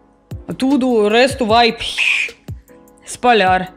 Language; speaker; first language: Portuguese; non-native, learner; Russian